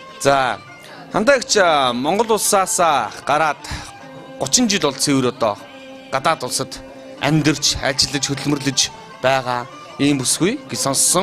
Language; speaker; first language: Mongolian; native; Mongolian